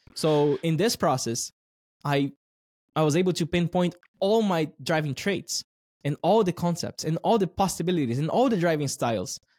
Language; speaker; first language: English; non-native, fluent; Portuguese